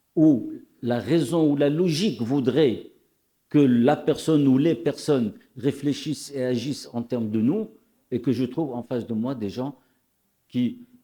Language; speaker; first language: French; non-native, local second language; Arabic